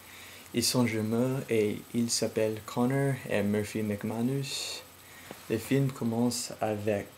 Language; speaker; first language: French; non-native, learner; English